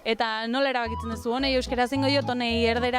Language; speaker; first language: Basque; native; Basque